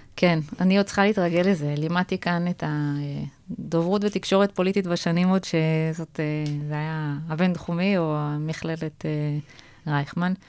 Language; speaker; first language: Hebrew; native; Hebrew